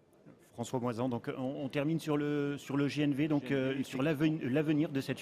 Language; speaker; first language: French; native; French